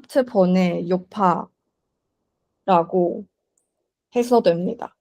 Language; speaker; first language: Korean; non-native, learner; Chinese